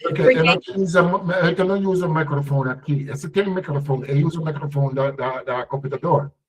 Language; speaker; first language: Portuguese; non-native, learner; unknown